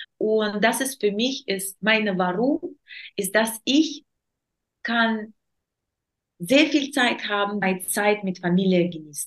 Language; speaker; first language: German; non-native, learner; Russian